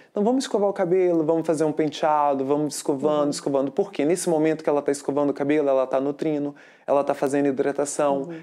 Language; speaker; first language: Portuguese; native; Portuguese